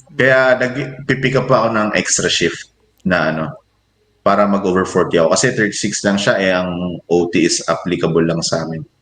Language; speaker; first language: Filipino; native; Filipino